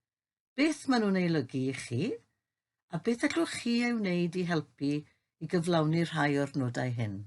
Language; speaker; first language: Welsh; native; Welsh